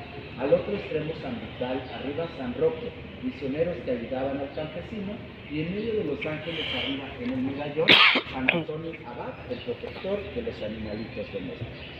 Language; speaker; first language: Spanish; native; Spanish